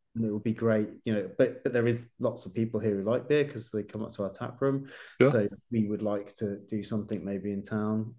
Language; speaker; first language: English; native; English